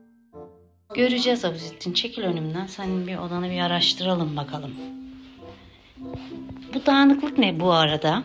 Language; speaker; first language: Turkish; native; Turkish